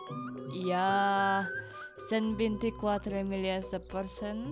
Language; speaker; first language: Catalan; non-native, learner; Indonesian